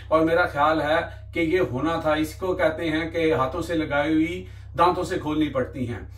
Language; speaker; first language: Urdu; non-native, local second language; Punjabi